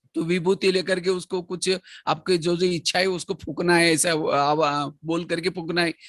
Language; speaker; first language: Hindi; non-native, local second language; Marathi